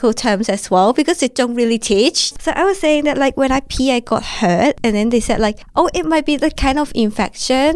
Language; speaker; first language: English; non-native, local second language; Cantonese